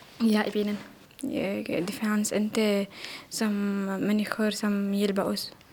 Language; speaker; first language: Swedish; non-native, learner; Arabic